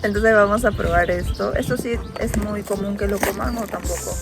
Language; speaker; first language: Spanish; native; Spanish